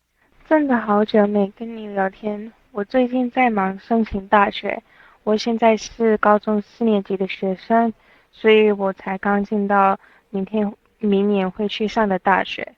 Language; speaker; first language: Chinese; non-native, learner; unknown